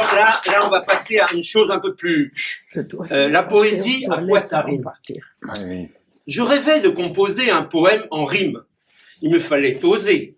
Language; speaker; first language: French; native; French